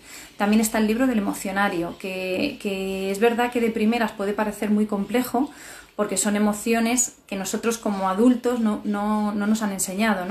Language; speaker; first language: Spanish; native; Spanish